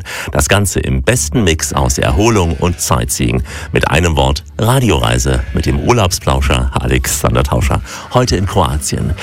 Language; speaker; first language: German; native; German